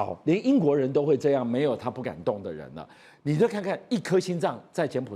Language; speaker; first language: Chinese; native; Chinese